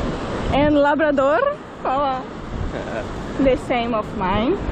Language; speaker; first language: English; non-native, learner; Portuguese